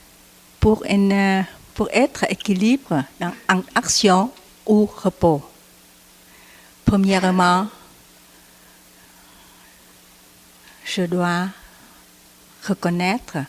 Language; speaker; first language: French; non-native, learner; Vietnamese